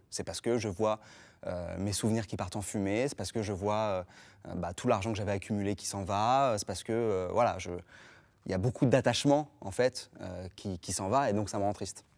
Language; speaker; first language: French; native; French